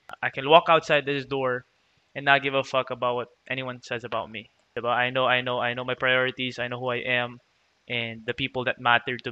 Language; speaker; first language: English; non-native, local second language; Filipino